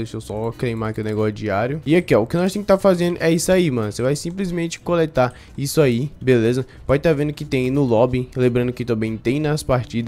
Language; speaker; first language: Portuguese; native; Portuguese